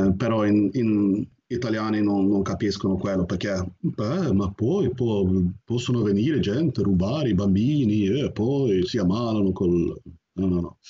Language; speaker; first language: Italian; non-native, fluent; Norwegian